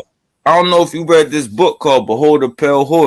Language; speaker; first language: English; native; English